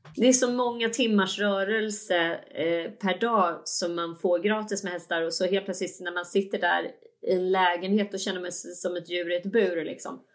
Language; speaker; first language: Swedish; native; Swedish